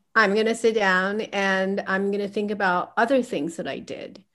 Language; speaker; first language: English; early bilingual, other home language; Chinese